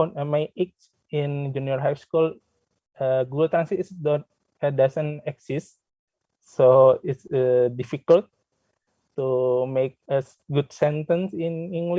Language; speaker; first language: English; non-native, learner; Indonesian